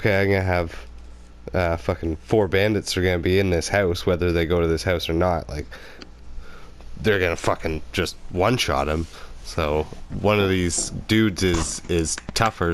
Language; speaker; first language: English; native; English